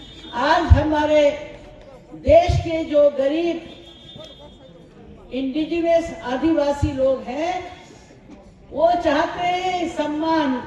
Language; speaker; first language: Hindi; non-native, local second language; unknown